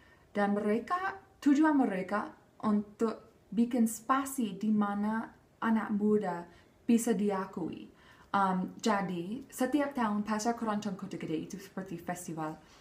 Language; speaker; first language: Indonesian; non-native, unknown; English